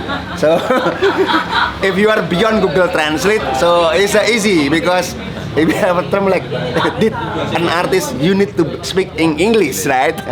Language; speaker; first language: English; non-native, learner; Indonesian